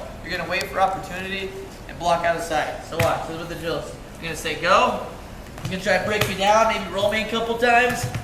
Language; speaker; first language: English; native; English